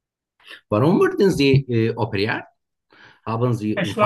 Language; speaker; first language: German; non-native, learner; Turkish